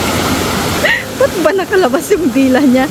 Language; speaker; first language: Filipino; native; Filipino